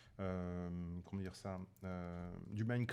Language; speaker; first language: French; native; French